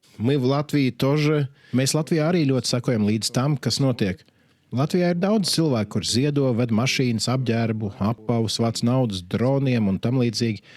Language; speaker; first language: Latvian; native; Latvian